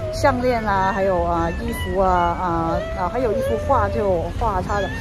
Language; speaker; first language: Chinese; native; Chinese